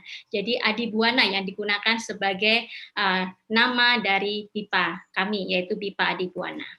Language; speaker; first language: Indonesian; native; Indonesian